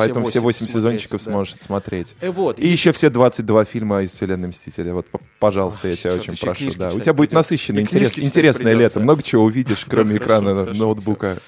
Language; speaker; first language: Russian; native; Russian